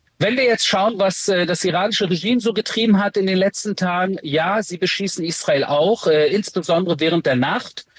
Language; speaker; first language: German; early bilingual, other home language; Persian